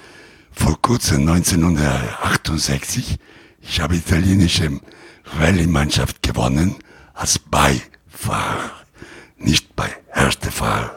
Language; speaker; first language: German; non-native, learner; Italian